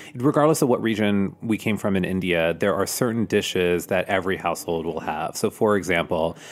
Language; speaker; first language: English; native; English